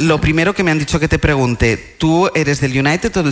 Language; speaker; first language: Spanish; native; Spanish